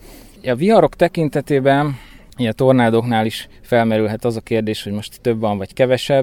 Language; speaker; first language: Hungarian; native; Hungarian